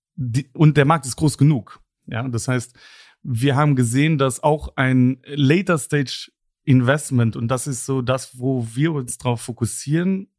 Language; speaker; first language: German; non-native, local second language; Luxembourgish